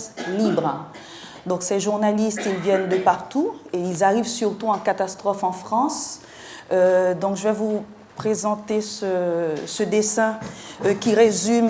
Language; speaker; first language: French; non-native, local second language; Haitian Creole